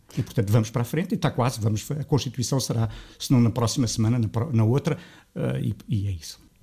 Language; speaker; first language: Portuguese; native; Portuguese